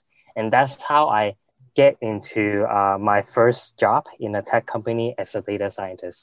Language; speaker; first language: English; non-native, local second language; Cantonese